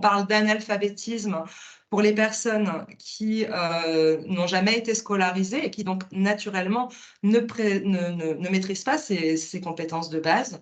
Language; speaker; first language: French; native; French